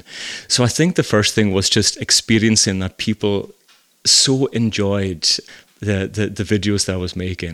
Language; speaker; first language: English; native; English